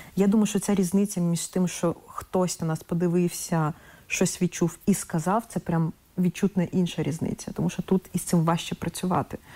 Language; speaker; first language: Ukrainian; non-native, local second language; Russian